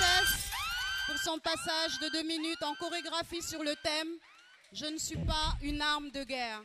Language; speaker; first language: French; non-native, local second language; Wolof